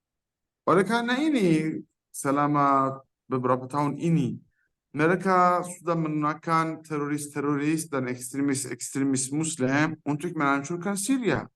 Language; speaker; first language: Indonesian; non-native, fluent; Persian